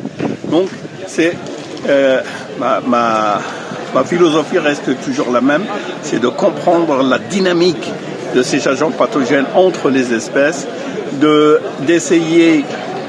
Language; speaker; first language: French; native; French